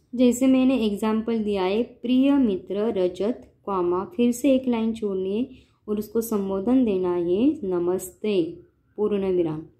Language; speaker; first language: Hindi; non-native, local second language; Marathi